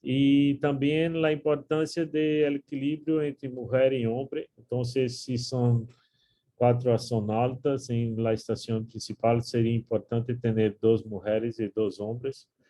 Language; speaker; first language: Spanish; non-native, learner; Portuguese